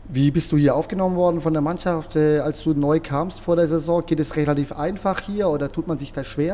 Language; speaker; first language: German; native; German